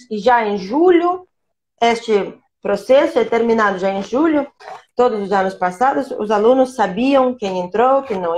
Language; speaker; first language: Portuguese; non-native, fluent; Russian